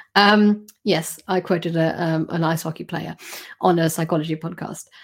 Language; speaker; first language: English; non-native, fluent; Swedish